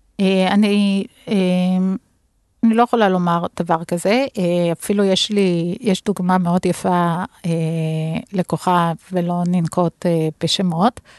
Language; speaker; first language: Hebrew; native; Hebrew